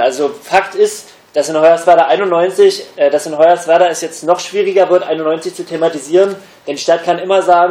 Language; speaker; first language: German; native; German